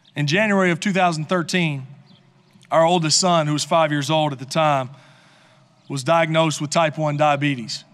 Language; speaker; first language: English; native; English